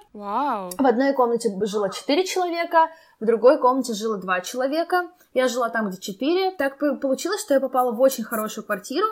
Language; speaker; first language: Russian; native; Russian